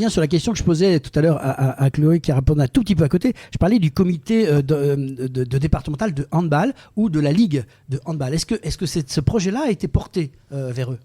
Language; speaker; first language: French; native; French